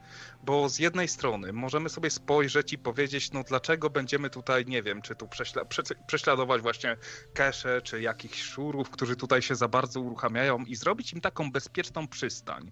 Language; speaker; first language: Polish; native; Polish